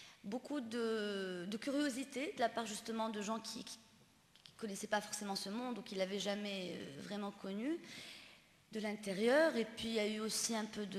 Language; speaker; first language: French; non-native, local second language; Arabic